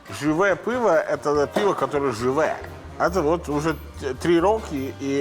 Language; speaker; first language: Ukrainian; non-native, learner; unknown